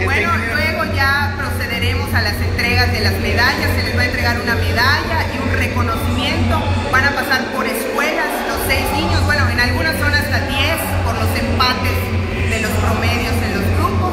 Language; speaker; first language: Spanish; native; Spanish